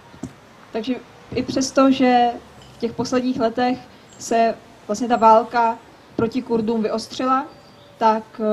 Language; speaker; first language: Czech; native; Czech